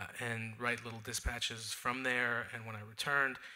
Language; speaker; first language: English; native; English